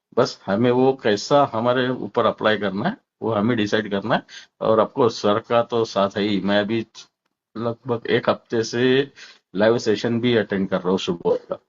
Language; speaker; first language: Hindi; non-native, local second language; Marathi